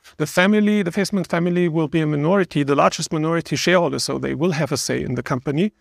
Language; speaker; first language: English; non-native, fluent; German